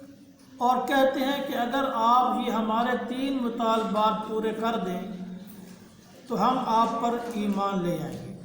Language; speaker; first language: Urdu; non-native, local second language; Punjabi